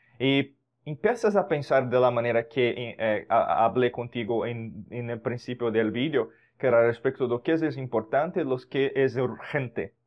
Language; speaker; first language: Spanish; non-native, fluent; Portuguese